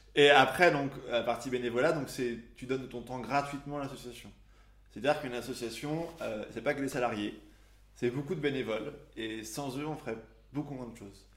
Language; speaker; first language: French; native; French